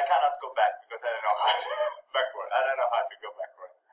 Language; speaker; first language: English; non-native, fluent; Italian